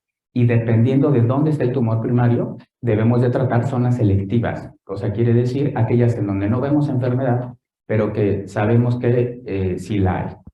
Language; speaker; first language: Spanish; native; Spanish